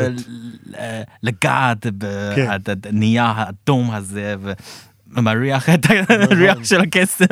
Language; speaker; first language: Hebrew; non-native, fluent; Chinese